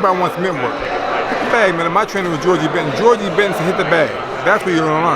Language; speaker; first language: English; native; English